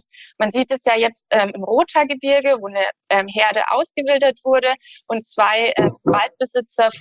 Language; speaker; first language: German; native; German